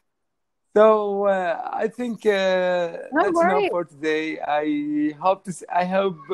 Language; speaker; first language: English; non-native, learner; Arabic